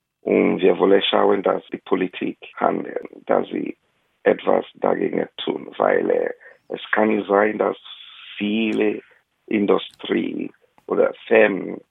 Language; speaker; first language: German; non-native, fluent; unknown